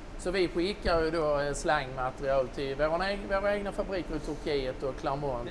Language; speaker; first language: Swedish; native; Swedish